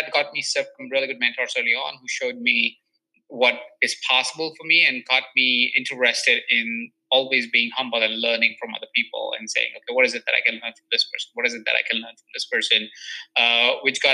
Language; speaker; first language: English; non-native, local second language; Hindi